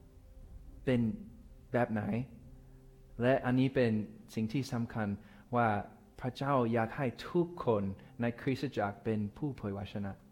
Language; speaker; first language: Thai; non-native, fluent; English